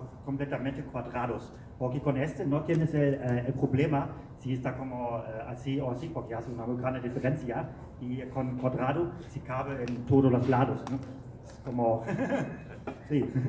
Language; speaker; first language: Spanish; non-native, learner; German